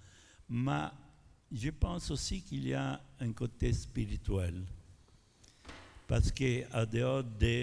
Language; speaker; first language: French; non-native, fluent; Italian